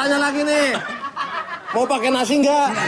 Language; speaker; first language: Indonesian; native; Indonesian